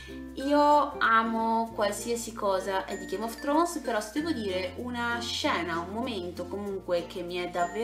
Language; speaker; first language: Italian; native; Italian